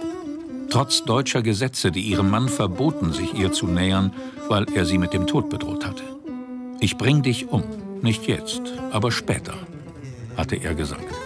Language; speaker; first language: German; native; German